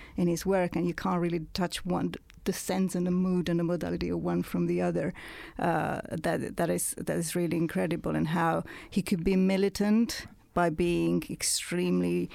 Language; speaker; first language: English; non-native, fluent; Italian